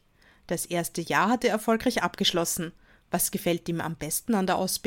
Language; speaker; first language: German; native; German